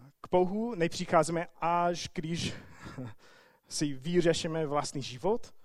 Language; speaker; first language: Czech; non-native, fluent; English